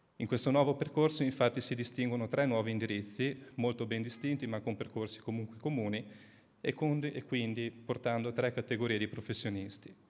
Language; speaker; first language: Italian; native; Italian